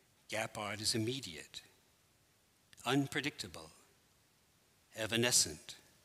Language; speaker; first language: English; native; English